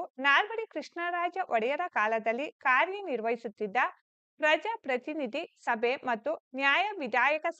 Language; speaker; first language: Kannada; native; Kannada